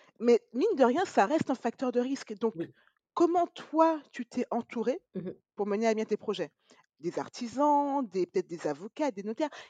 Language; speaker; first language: French; native; French